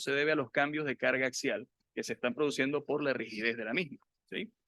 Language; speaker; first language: Spanish; native; Spanish